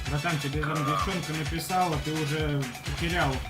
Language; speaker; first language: Russian; native; Russian